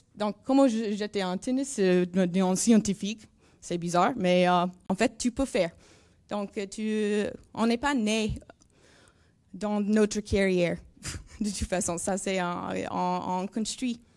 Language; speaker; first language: French; non-native, learner; English